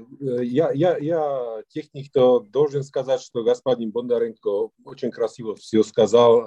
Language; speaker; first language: Russian; non-native, learner; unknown